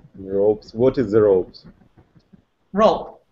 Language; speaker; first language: English; non-native, learner; Russian